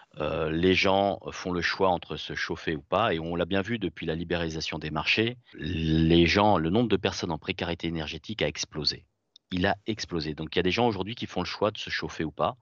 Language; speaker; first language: French; native; French